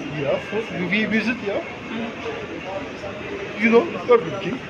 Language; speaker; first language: English; non-native, learner; Turkish